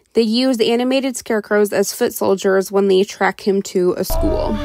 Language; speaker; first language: English; native; English